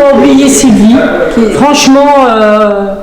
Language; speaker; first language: French; native; French